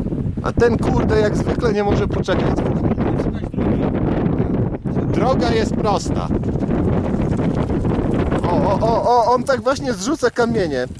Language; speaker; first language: Polish; native; Polish